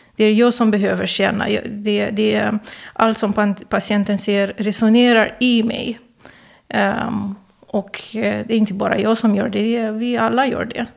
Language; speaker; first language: Swedish; non-native, fluent; Romanian